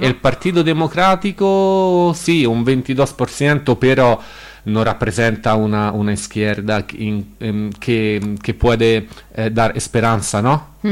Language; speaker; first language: Spanish; non-native, learner; Italian